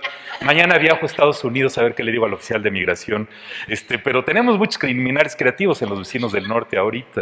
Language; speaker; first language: Spanish; native; Spanish